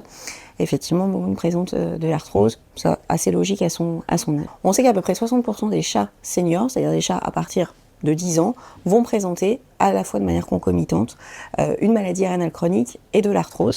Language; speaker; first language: French; native; French